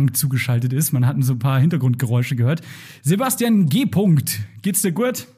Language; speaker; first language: German; native; German